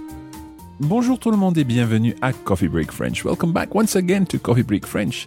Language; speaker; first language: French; non-native, fluent; English